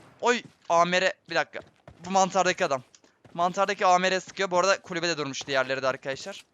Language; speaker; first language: Turkish; native; Turkish